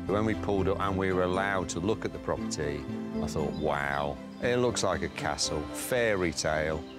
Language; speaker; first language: English; native; English